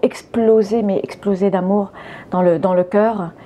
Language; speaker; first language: French; early bilingual, other home language; English